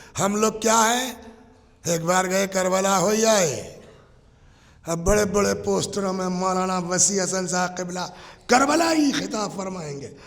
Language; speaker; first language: Urdu; native; Urdu